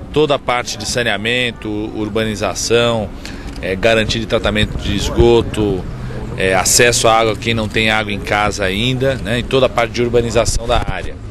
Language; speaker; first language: Portuguese; native; Portuguese